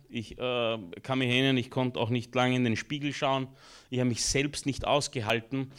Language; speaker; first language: German; early bilingual, other home language; Romanian